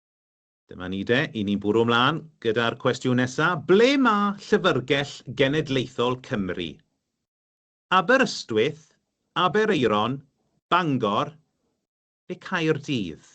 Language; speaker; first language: Welsh; native; Welsh